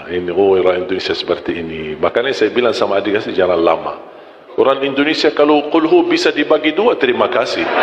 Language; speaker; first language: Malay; non-native, fluent; Arabic